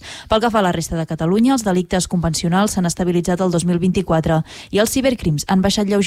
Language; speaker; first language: Catalan; native; Catalan